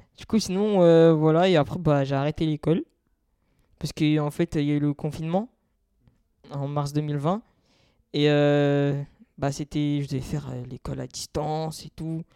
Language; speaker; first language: French; native; French